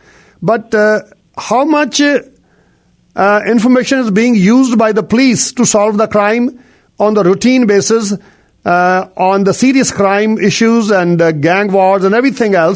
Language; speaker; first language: English; non-native, local second language; Punjabi